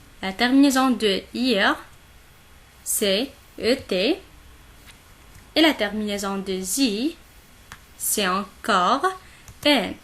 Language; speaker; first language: French; non-native, local second language; Arabic